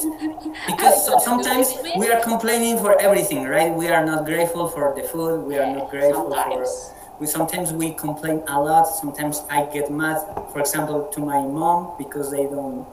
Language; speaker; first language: English; non-native, fluent; Spanish